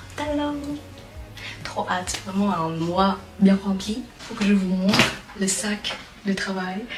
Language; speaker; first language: French; non-native, fluent; Vietnamese